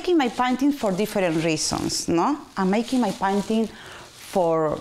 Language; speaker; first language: English; non-native, learner; Spanish